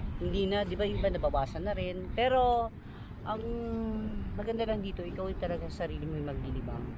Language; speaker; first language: Filipino; native; Filipino